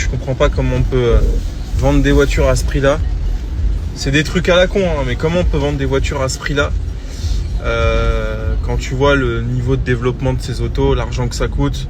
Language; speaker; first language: French; native; French